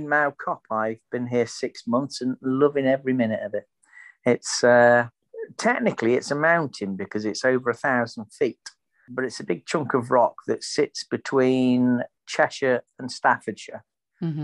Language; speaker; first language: English; native; English